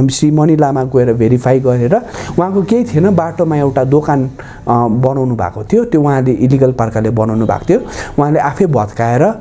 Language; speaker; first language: Nepali; native; Nepali